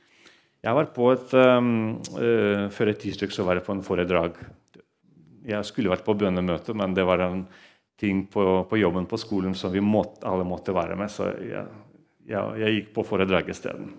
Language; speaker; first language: Norwegian; non-native, fluent; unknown